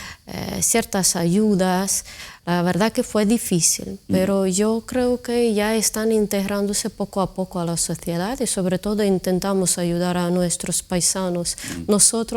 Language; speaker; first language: Spanish; non-native, fluent; Ukrainian